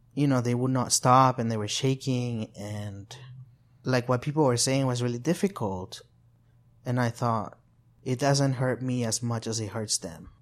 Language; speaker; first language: English; non-native, fluent; Spanish